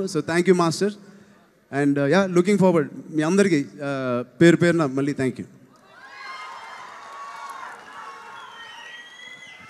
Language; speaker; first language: Telugu; native; Telugu